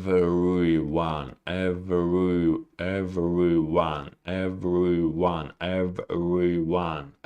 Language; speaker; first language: English; non-native, learner; Russian